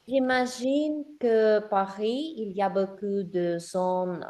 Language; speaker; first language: French; non-native, learner; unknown